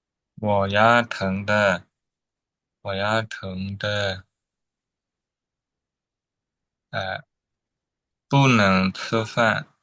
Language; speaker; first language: Chinese; non-native, learner; Burmese